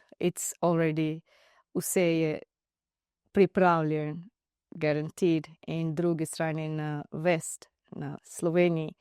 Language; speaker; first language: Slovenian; non-native, learner; Divehi